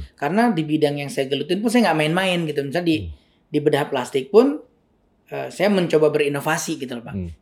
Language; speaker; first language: Indonesian; native; Indonesian